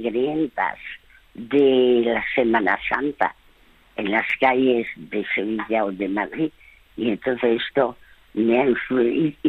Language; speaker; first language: Spanish; early bilingual, other home language; French